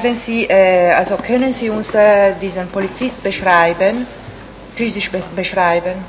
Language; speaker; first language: German; non-native, fluent; Italian